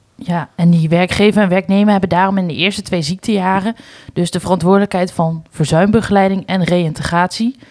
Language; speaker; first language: Dutch; native; Dutch